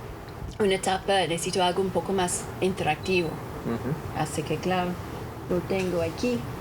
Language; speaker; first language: Spanish; non-native, fluent; English